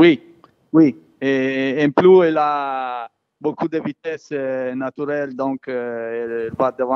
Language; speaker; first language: French; non-native, learner; Italian